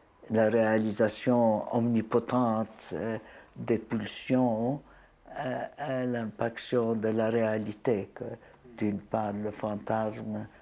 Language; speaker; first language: French; non-native, fluent; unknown